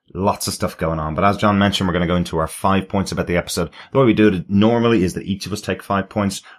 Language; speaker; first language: English; native; English